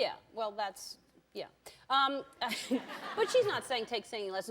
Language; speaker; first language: English; native; English